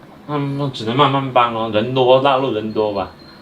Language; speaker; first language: Chinese; native; Chinese